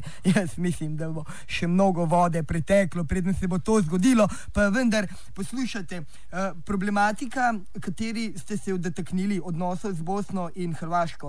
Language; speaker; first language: Slovenian; native; Slovenian